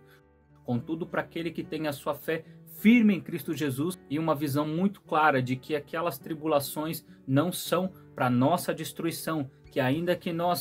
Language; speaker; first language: Portuguese; native; Portuguese